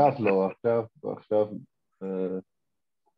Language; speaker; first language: Hebrew; non-native, learner; German